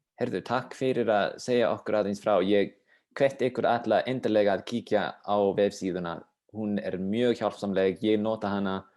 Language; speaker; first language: Icelandic; non-native, fluent; English